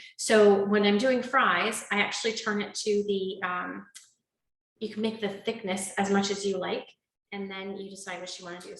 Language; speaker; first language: English; native; English